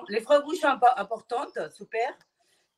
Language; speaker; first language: French; non-native, fluent; Spanish